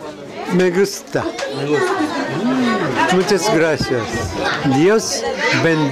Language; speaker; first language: Spanish; non-native, learner; Japanese